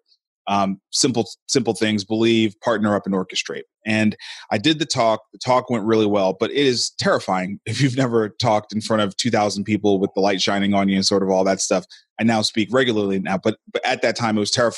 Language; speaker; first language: English; native; English